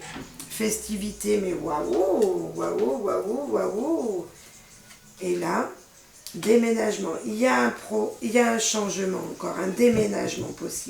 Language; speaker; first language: French; native; French